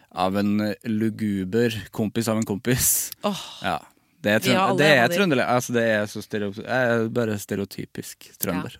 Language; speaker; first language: Norwegian; native; Norwegian